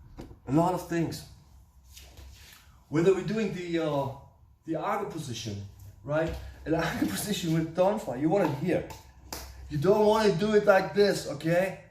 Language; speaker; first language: English; non-native, fluent; German